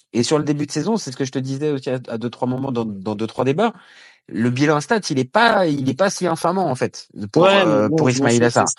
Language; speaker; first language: French; native; French